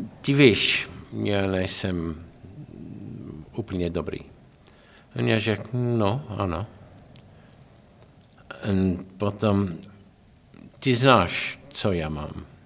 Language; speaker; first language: Czech; non-native, learner; English